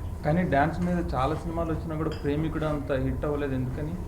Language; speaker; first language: Telugu; native; Telugu